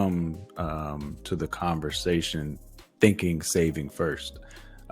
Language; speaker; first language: English; native; English